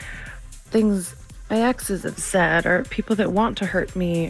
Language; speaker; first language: English; native; English